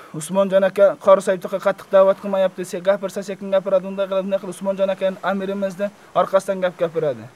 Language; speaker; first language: Uzbek; native; Uzbek